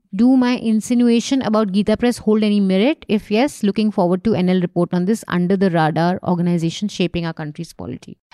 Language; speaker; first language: English; non-native, local second language; Hindi